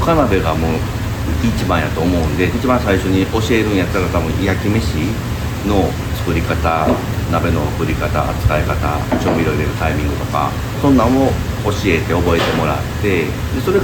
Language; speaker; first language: Japanese; native; Japanese